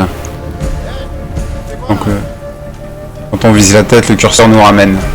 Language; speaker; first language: French; native; French